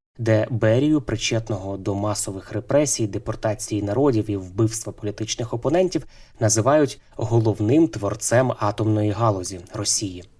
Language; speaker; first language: Ukrainian; native; Ukrainian